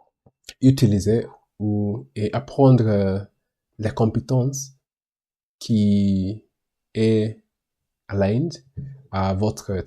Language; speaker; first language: French; non-native, learner; English